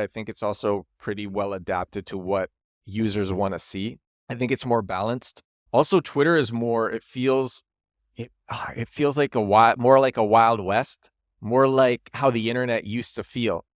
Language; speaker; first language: English; native; English